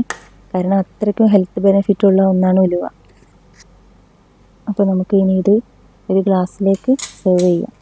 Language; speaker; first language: Malayalam; native; Malayalam